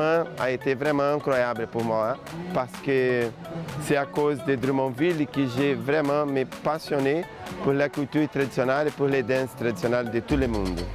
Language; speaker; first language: French; non-native, fluent; Portuguese